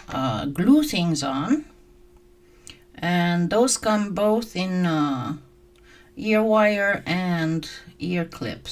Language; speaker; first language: English; non-native, fluent; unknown